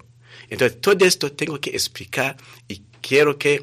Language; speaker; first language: Spanish; non-native, fluent; Rundi